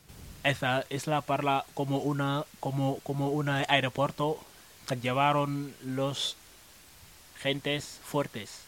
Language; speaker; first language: Spanish; non-native, learner; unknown